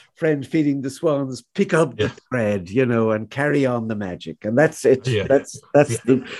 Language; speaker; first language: English; native; English